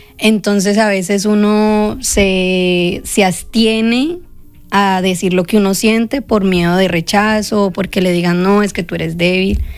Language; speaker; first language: Spanish; native; Spanish